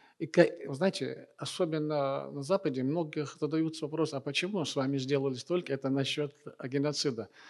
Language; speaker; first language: Russian; non-native, local second language; Chechen